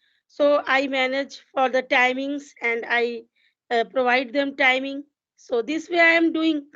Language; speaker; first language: English; non-native, local second language; Hindi